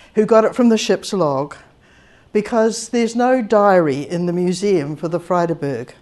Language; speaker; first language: English; native; English